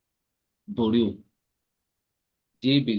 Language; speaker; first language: French; non-native, learner; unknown